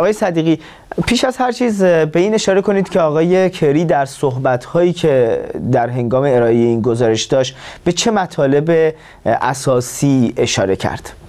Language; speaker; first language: Persian; native; Persian